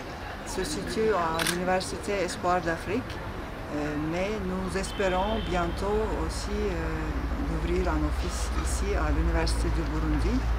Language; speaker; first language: French; non-native, fluent; Turkish